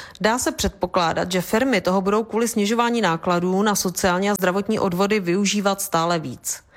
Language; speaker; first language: Czech; native; Czech